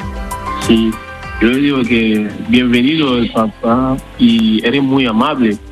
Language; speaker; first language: Spanish; non-native, learner; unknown